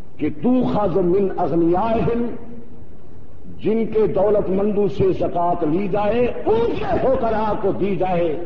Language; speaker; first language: Urdu; non-native, local second language; Saraiki